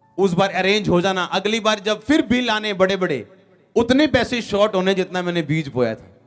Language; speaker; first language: Hindi; non-native, local second language; Punjabi